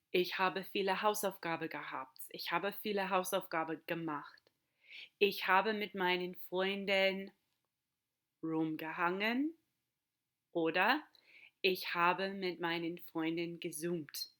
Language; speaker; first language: German; non-native, fluent; English